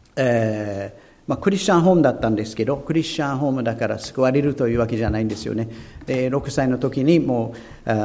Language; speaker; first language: Japanese; non-native, fluent; English